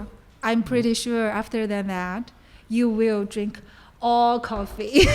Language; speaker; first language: English; non-native, learner; Chinese